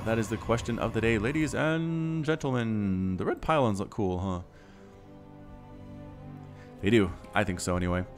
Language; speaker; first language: English; native; English